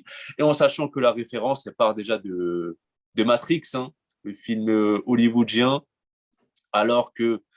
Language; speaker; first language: French; native; French